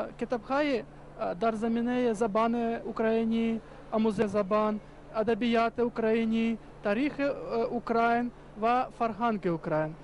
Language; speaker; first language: Persian; non-native, learner; Ukrainian